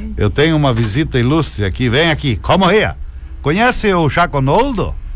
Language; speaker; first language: Portuguese; native; Portuguese